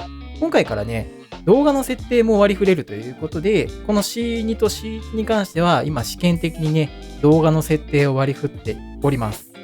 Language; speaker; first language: Japanese; native; Japanese